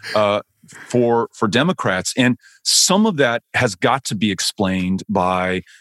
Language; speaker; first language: English; native; English